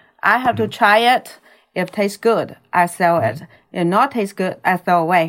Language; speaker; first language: English; non-native, learner; Chinese